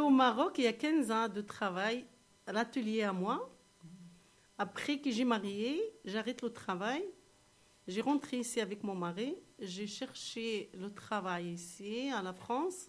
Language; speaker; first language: French; non-native, learner; Arabic